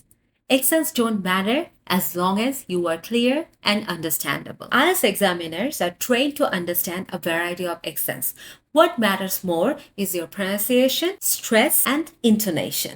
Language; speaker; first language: English; non-native, fluent; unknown